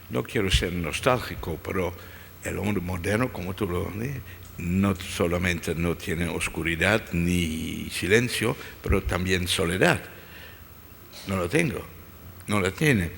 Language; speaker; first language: Spanish; non-native, fluent; Dutch